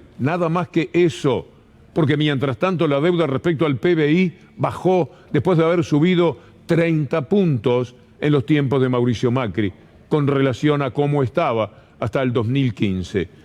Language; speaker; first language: Spanish; native; Spanish